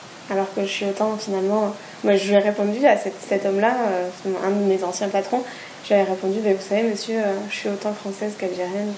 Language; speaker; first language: French; native; French